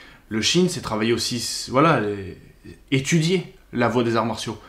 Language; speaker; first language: French; native; French